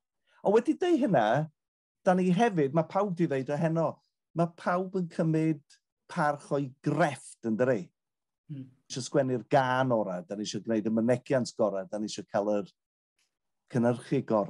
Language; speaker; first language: Welsh; native; Welsh